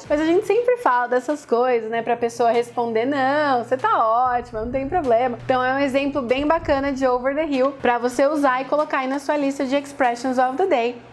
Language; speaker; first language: Portuguese; native; Portuguese